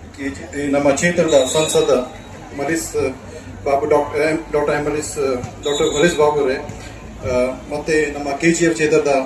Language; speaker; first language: Kannada; non-native, fluent; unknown